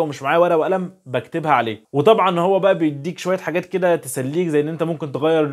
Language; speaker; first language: Arabic; native; Arabic